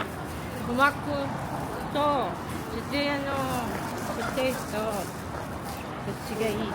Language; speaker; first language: Japanese; non-native, fluent; Filipino